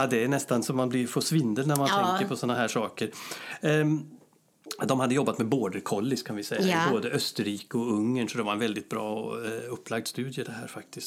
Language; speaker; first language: Swedish; native; Swedish